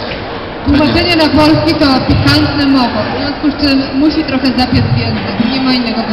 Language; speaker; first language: Polish; native; Polish